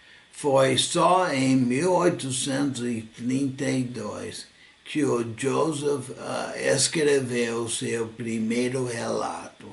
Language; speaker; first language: Portuguese; non-native, fluent; English